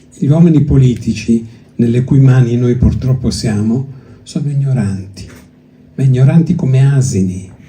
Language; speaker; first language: Italian; early bilingual, other home language; Greek